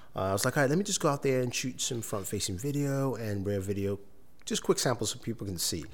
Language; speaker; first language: English; non-native, local second language; Yoruba